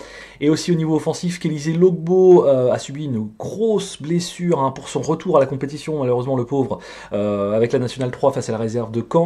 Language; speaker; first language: French; native; French